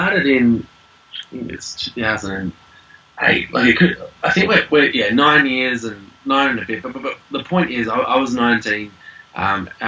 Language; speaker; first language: English; native; English